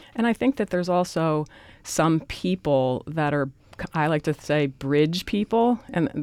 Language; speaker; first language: English; native; English